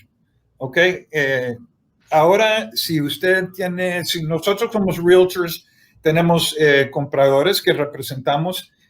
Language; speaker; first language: Spanish; early bilingual, heritage; Spanish